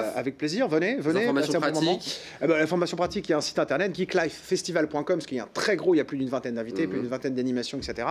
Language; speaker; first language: French; native; French